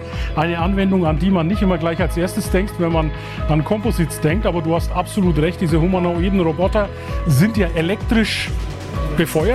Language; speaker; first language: German; native; German